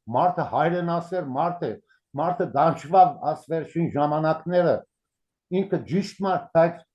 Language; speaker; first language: Armenian; early bilingual, heritage; Armenian